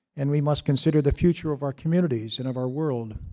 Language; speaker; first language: English; native; English